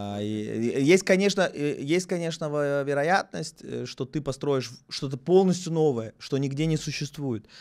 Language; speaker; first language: Russian; native; Russian